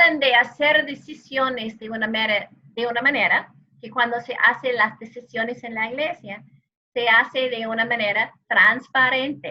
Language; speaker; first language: Spanish; non-native, fluent; English